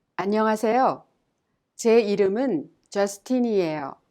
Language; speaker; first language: Korean; non-native, fluent; English